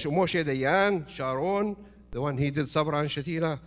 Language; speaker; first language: English; non-native, fluent; Arabic